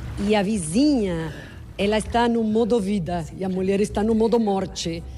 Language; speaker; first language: Portuguese; non-native, fluent; Spanish